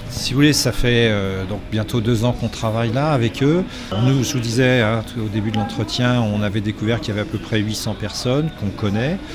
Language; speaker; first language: French; native; French